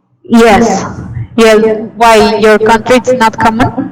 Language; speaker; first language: English; non-native, fluent; Spanish